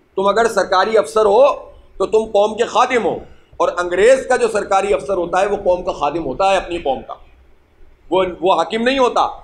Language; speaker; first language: Urdu; native; Urdu